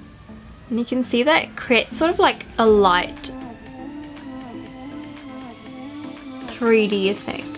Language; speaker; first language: English; early bilingual, other home language; Sinhala